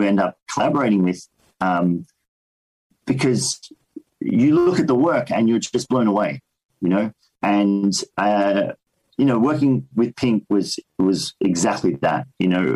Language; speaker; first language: English; native; English